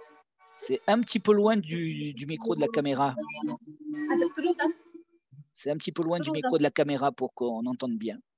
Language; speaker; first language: French; native; French